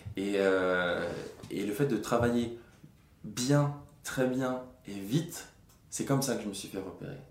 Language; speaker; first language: French; native; French